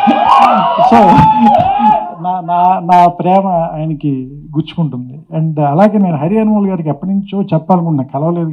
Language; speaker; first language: Telugu; native; Telugu